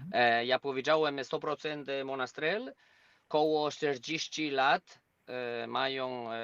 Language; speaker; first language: Polish; non-native, learner; Spanish